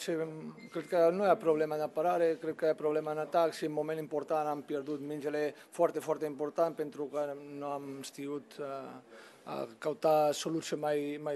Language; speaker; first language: Romanian; non-native, learner; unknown